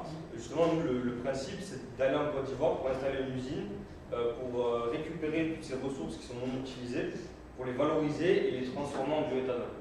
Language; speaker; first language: French; native; French